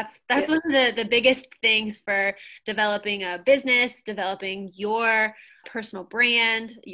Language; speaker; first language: English; native; English